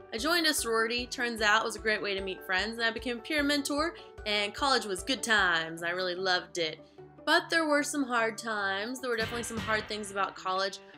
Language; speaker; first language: English; native; English